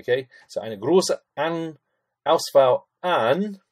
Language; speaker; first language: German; non-native, fluent; English